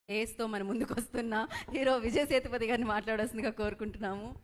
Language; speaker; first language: Telugu; native; Telugu